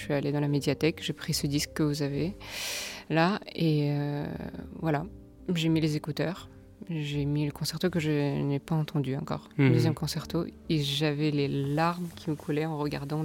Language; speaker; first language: French; non-native, fluent; Russian